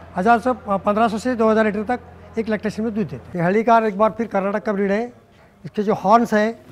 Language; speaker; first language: Hindi; non-native, local second language; Marathi